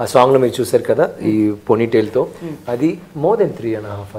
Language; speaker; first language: Telugu; non-native, learner; Tamil